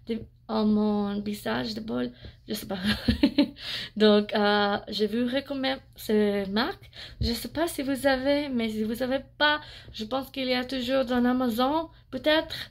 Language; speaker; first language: French; non-native, learner; English